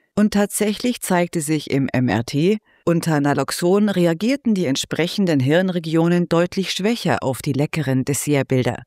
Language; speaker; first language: German; native; German